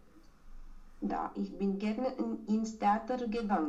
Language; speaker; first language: German; non-native, learner; Romanian